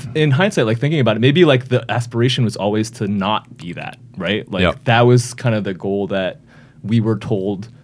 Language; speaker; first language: English; native; English